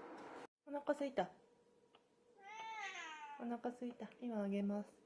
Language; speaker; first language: Japanese; native; Japanese